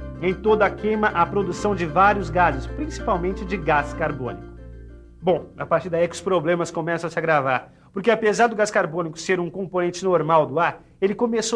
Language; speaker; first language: Portuguese; native; Portuguese